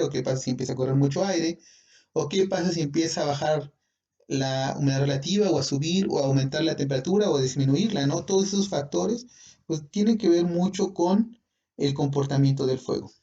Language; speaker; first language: Spanish; native; Spanish